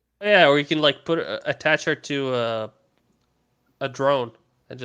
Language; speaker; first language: English; native; English